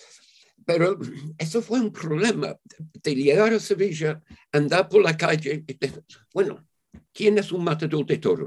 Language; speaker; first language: Spanish; non-native, fluent; English